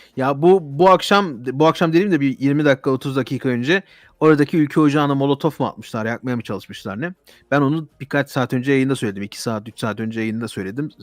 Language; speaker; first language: Turkish; early bilingual, heritage; Turkish